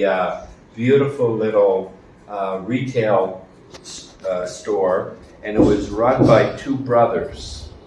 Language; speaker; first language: English; native; English